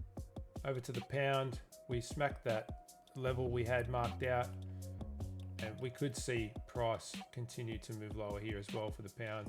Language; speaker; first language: English; native; English